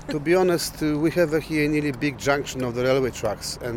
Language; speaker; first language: English; non-native, learner; Polish